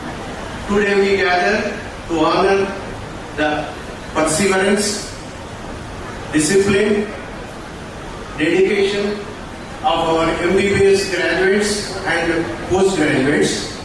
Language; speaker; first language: English; non-native, local second language; Telugu